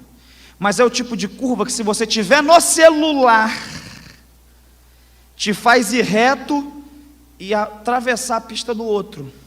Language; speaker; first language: Portuguese; native; Portuguese